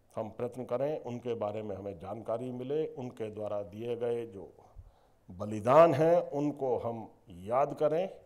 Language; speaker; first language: Hindi; native; Hindi